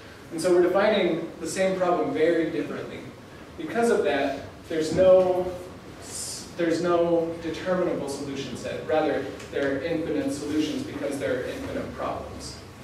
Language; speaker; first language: English; native; English